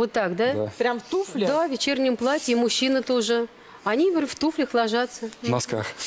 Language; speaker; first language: Russian; native; Russian